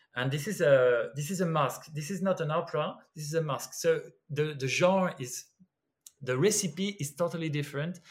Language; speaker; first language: English; non-native, fluent; French